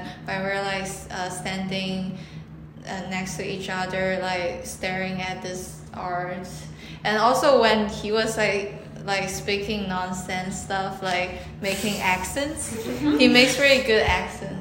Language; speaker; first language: English; non-native, fluent; Chinese